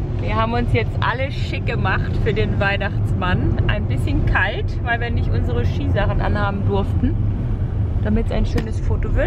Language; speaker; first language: German; native; German